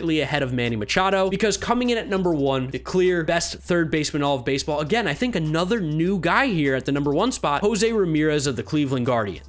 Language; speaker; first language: English; native; English